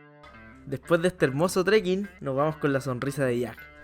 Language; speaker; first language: Spanish; native; Spanish